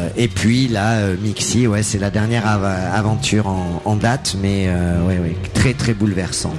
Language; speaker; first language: French; native; French